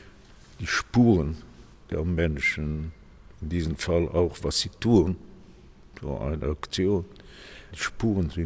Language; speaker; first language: German; non-native, fluent; Hebrew